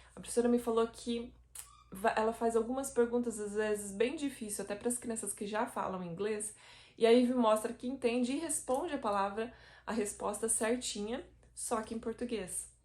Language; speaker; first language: Portuguese; native; Portuguese